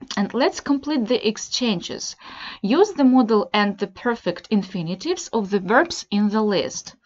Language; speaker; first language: English; non-native, fluent; Russian